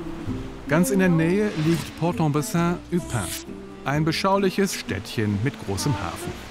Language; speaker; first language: German; native; German